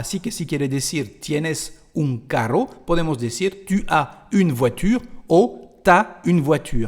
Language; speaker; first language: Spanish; non-native, fluent; French